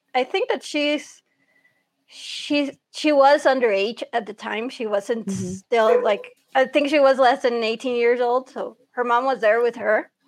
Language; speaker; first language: English; early bilingual, other home language; Spanish